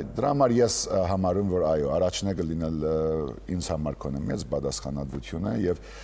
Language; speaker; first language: Armenian; early bilingual, heritage; Armenian